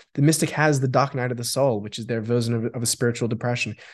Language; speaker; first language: English; non-native, local second language; Yiddish